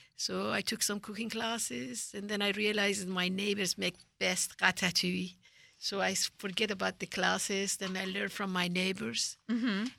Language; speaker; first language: English; non-native, fluent; Persian